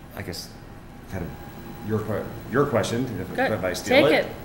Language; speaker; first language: English; native; English